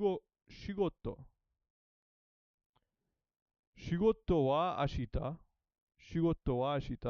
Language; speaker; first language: Japanese; non-native, learner; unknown